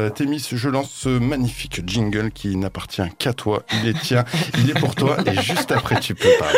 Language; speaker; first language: French; native; French